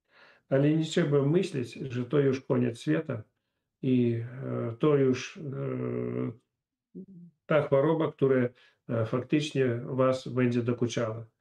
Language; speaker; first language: Polish; non-native, fluent; Russian